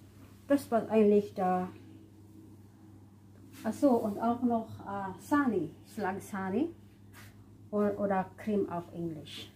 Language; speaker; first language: German; non-native, learner; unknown